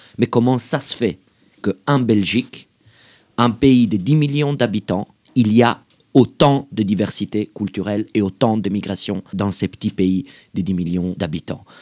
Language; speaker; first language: French; native; French